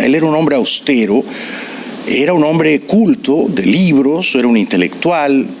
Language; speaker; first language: Spanish; native; Spanish